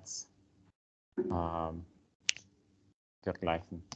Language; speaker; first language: German; non-native, learner; Italian